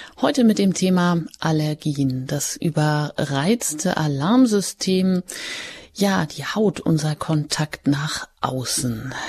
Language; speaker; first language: German; native; German